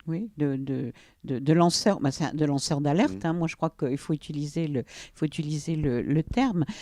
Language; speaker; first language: French; native; French